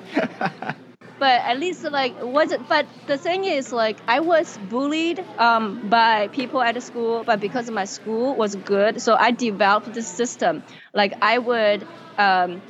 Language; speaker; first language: English; non-native, fluent; Chinese